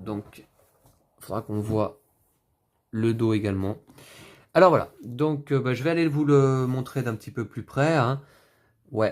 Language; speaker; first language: French; native; French